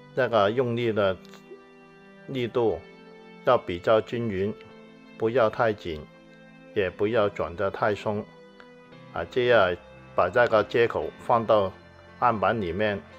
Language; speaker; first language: Chinese; non-native, local second language; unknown